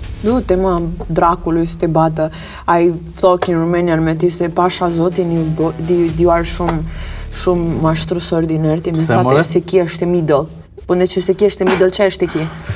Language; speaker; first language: Albanian; early bilingual, heritage; Albanian